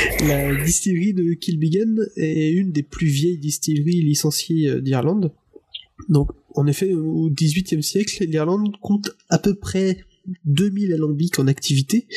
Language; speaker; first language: French; native; French